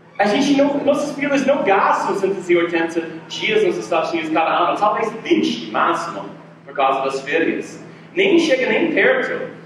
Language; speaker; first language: Portuguese; non-native, fluent; English